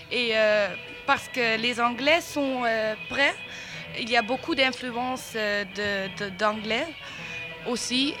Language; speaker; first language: French; non-native, learner; Dutch